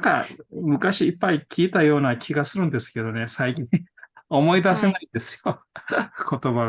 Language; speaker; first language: Japanese; non-native, fluent; Korean